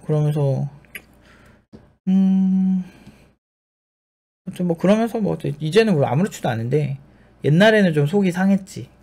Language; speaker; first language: Korean; native; Korean